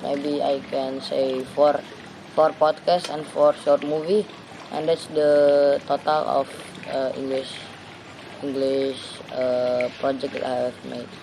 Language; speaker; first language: English; non-native, learner; Indonesian